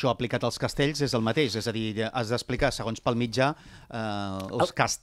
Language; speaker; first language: Catalan; native; Catalan